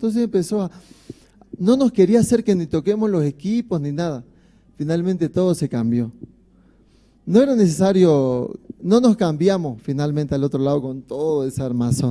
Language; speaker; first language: Spanish; non-native, fluent; Korean